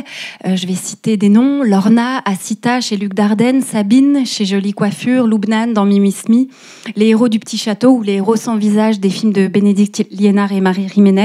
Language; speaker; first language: French; native; French